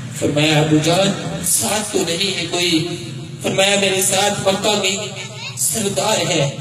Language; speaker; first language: Urdu; non-native, fluent; Arabic